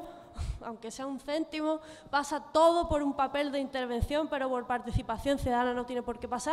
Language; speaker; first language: Spanish; native; Spanish